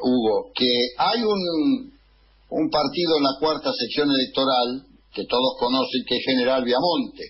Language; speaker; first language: Spanish; native; Spanish